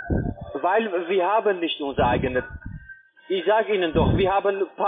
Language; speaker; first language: German; non-native, learner; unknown